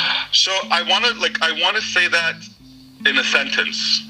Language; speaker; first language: English; early bilingual, other home language; Greek